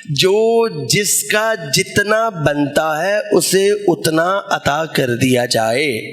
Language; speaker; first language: Urdu; non-native, local second language; Punjabi